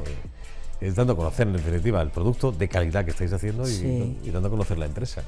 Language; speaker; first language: Spanish; native; Spanish